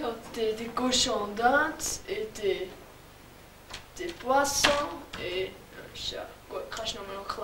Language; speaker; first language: French; non-native, learner; German